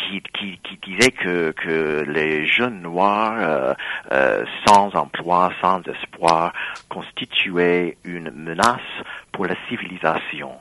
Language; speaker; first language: French; non-native, fluent; English